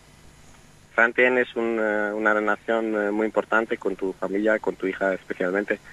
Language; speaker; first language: Spanish; non-native, learner; Greek